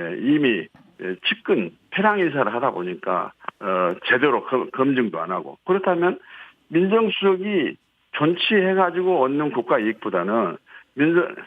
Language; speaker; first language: Korean; native; Korean